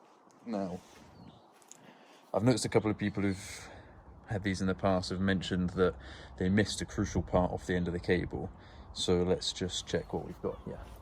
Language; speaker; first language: English; native; English